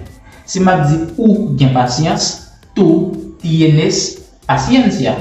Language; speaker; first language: Spanish; non-native, learner; Haitian Creole